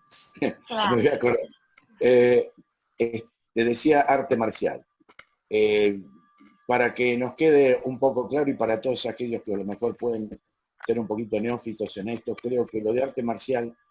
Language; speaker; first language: Spanish; native; Spanish